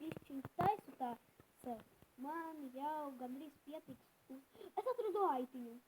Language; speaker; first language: Latvian; non-native, local second language; Russian